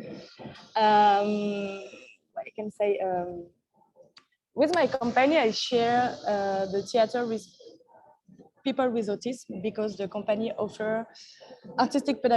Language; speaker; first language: English; non-native, learner; French